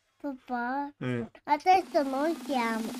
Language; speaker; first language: Italian; early bilingual, heritage; Italian